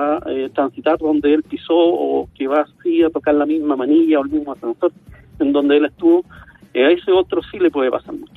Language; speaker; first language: Spanish; native; Spanish